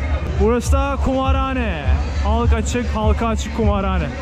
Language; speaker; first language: Turkish; native; Turkish